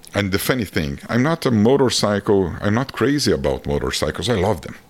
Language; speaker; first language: English; non-native, fluent; Portuguese